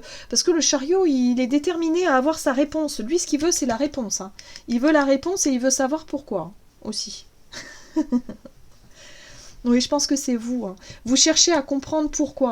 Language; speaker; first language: French; native; French